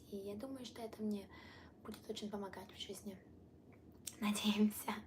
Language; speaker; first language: Russian; early bilingual, heritage; Italian